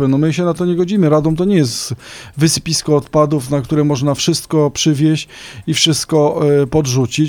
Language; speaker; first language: Polish; native; Polish